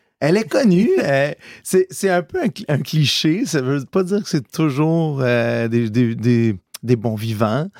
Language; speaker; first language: French; early bilingual, other home language; Italian